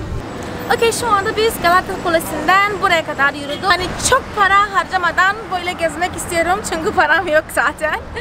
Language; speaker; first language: Turkish; non-native, fluent; Portuguese